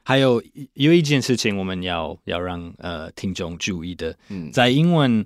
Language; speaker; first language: Chinese; non-native, fluent; English